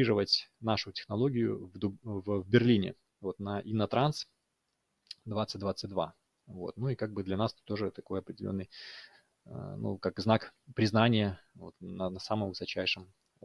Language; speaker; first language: Russian; native; Russian